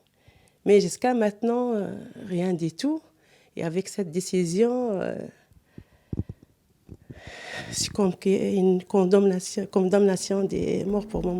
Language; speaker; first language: French; non-native, local second language; Arabic